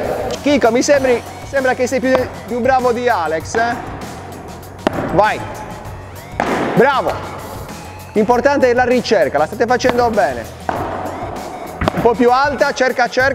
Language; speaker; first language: Italian; native; Italian